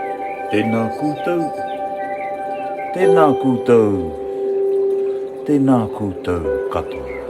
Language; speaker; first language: Māori; non-native, local second language; English